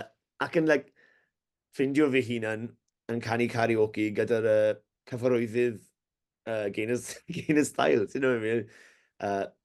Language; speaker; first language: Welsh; non-native, learner; English